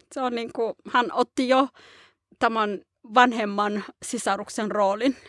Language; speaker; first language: Finnish; early bilingual, other home language; Somali